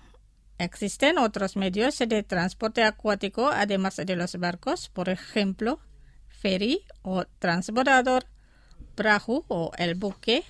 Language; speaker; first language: Spanish; non-native, fluent; Indonesian